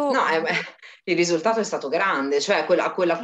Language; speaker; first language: Italian; native; Italian